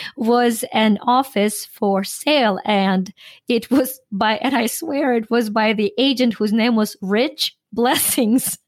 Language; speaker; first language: English; non-native, fluent; Ukrainian